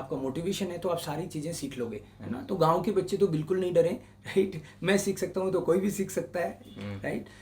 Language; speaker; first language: Hindi; non-native, local second language; Marwari